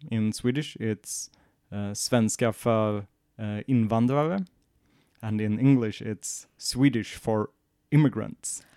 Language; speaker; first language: English; non-native, fluent; Swedish